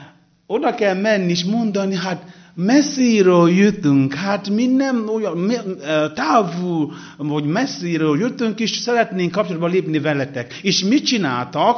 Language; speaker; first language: Hungarian; non-native, learner; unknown